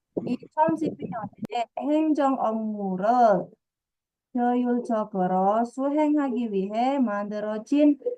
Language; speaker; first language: Korean; non-native, fluent; Indonesian